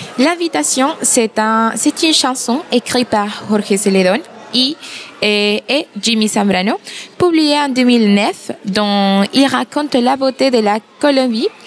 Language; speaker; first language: French; non-native, fluent; Spanish